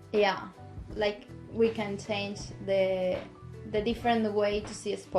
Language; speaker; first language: English; non-native, local second language; Spanish